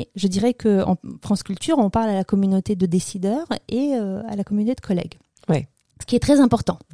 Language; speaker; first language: French; early bilingual, other home language; Russian